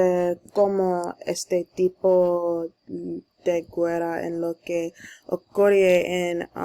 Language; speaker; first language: Spanish; non-native, learner; English